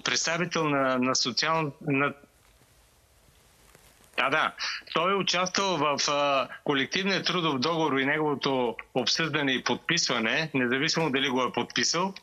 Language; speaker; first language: Bulgarian; native; Bulgarian